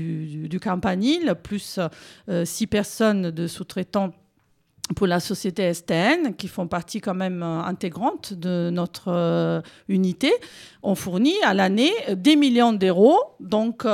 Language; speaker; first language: French; native; French